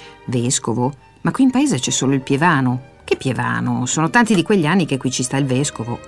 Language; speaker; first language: Italian; native; Italian